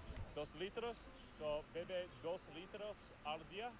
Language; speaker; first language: Spanish; non-native, learner; English